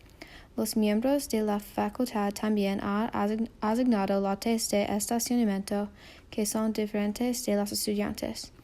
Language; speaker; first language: Spanish; non-native, learner; English